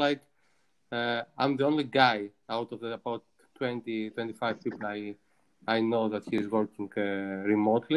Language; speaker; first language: English; non-native, fluent; Greek